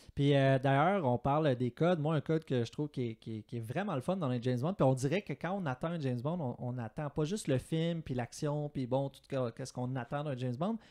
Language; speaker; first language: French; native; French